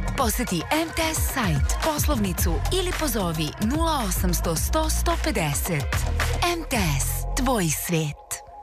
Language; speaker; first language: Serbian; native; Serbian